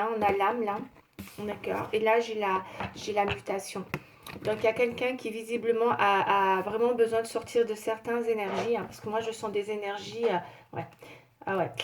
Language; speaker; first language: French; native; French